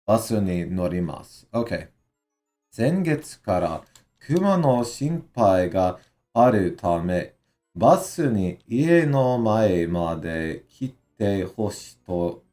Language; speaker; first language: Japanese; non-native, learner; English